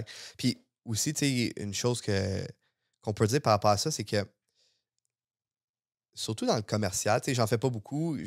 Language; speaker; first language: French; native; French